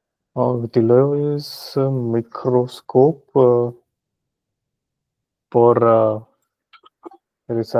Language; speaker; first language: French; non-native, learner; Punjabi